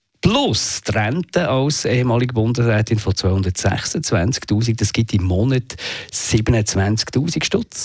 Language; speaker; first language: German; native; German